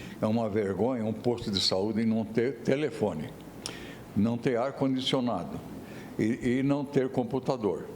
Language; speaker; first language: Portuguese; native; Portuguese